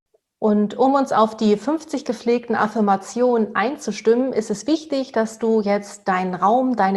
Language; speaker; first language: German; native; German